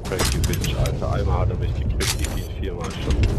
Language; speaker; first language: German; native; German